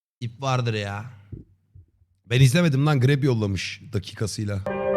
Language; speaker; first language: Turkish; native; Turkish